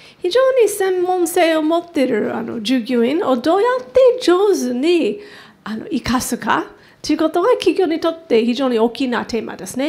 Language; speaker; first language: Japanese; non-native, fluent; English